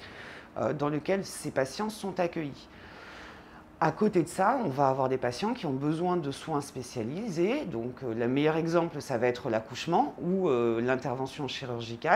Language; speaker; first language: French; native; French